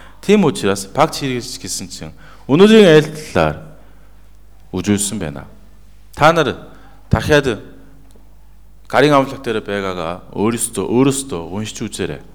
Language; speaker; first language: Mongolian; non-native, fluent; Korean